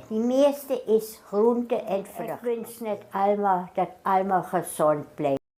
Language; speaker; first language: Afrikaans; non-native, local second language; German